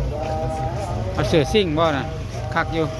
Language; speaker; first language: Thai; non-native, local second language; Lao